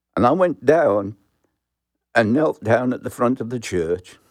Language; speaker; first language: English; native; English